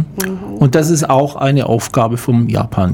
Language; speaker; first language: German; native; German